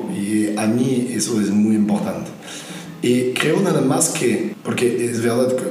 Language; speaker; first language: Spanish; non-native, fluent; French